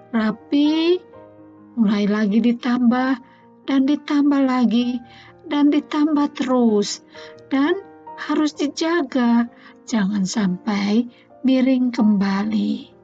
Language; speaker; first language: Indonesian; native; Indonesian